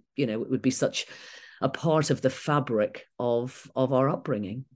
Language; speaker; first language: English; native; English